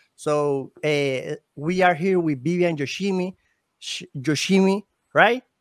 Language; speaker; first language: English; non-native, learner; Spanish